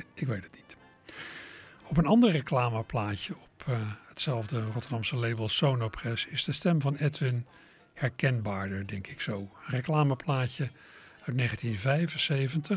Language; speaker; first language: Dutch; native; Dutch